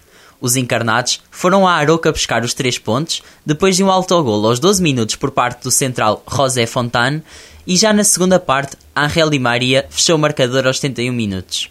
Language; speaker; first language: Portuguese; native; Portuguese